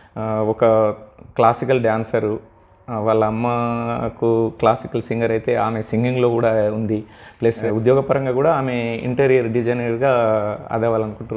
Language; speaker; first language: Telugu; native; Telugu